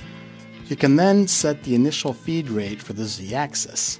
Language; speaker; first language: English; native; English